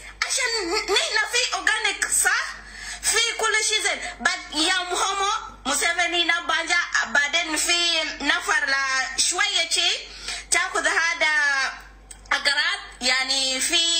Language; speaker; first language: Arabic; non-native, learner; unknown